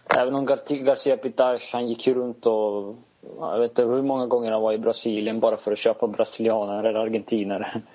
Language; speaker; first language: Swedish; native; Swedish